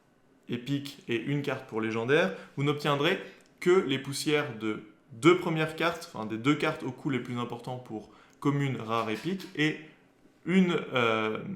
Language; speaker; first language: French; native; French